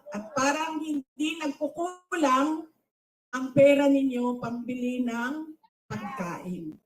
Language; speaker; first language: Filipino; non-native, local second language; Cebuano